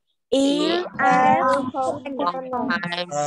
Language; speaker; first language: French; non-native, learner; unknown